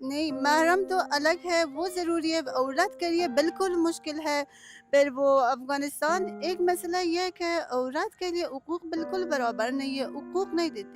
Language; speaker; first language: Hindi; non-native, learner; Persian